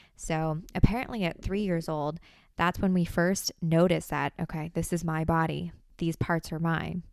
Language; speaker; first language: English; native; English